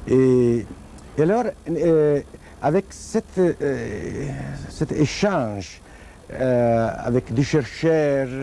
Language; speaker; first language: French; non-native, fluent; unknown